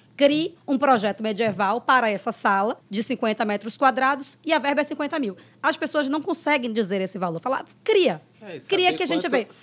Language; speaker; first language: Portuguese; native; Portuguese